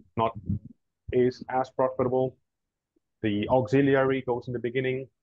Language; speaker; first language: English; non-native, fluent; Spanish